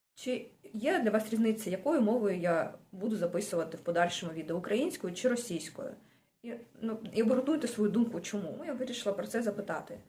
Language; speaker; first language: Ukrainian; non-native, local second language; Russian